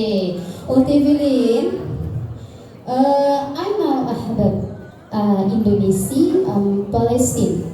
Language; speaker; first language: Arabic; non-native, learner; Indonesian